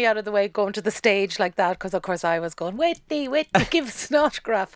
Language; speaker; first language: English; native; English